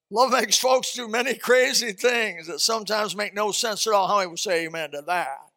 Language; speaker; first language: English; early bilingual, other home language; Swedish